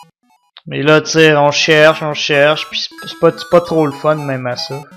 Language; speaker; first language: French; native; French